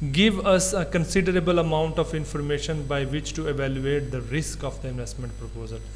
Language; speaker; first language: English; non-native, local second language; Urdu